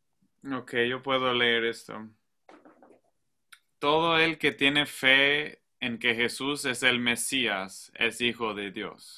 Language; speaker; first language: Spanish; non-native, fluent; English